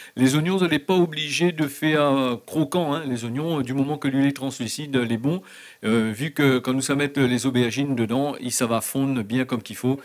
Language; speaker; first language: French; native; French